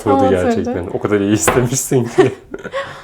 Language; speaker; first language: Turkish; native; Turkish